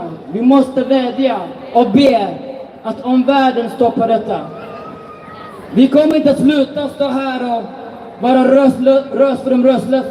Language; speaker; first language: Swedish; early bilingual, other home language; Tigrinya